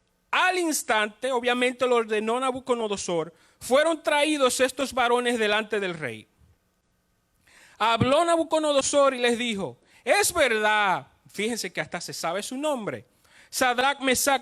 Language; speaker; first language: Spanish; native; Spanish